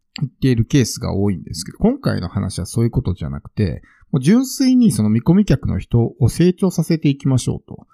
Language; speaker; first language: Japanese; native; Japanese